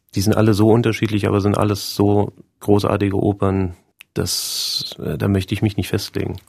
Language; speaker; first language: German; native; German